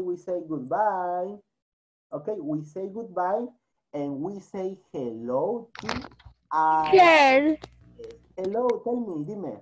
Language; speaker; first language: English; non-native, fluent; Spanish